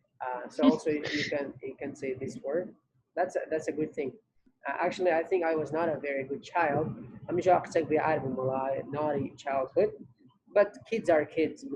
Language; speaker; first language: English; non-native, fluent; Central Kurdish